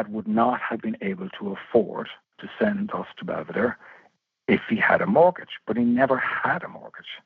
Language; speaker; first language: English; native; English